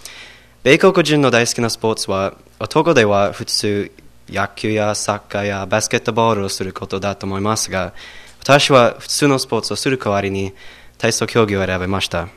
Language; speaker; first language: Japanese; non-native, learner; English